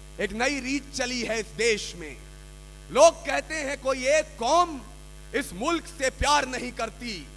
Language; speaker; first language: Hindi; native; Hindi